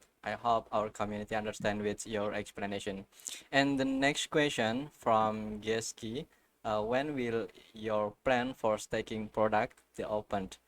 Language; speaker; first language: English; non-native, learner; Indonesian